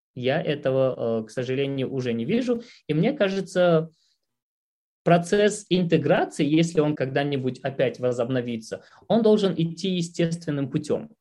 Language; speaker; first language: Russian; non-native, local second language; Tajik